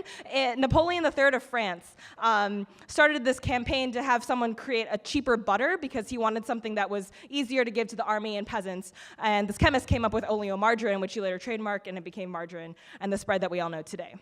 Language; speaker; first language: English; native; English